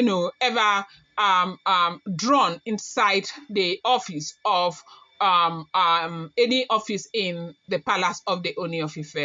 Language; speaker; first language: English; non-native, local second language; Yoruba